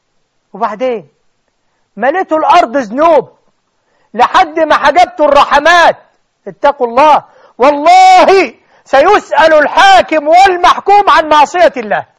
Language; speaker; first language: Arabic; native; Arabic